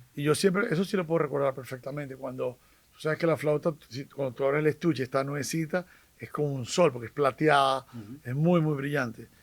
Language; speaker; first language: Spanish; native; Spanish